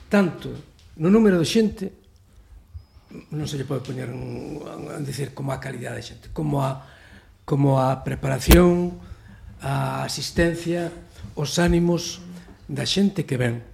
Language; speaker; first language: Galician; native; Galician